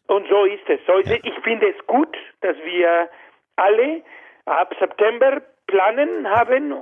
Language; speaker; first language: German; non-native, learner; Spanish